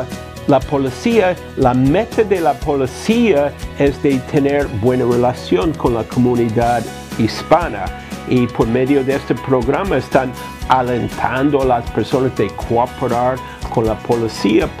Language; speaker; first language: Spanish; non-native, fluent; English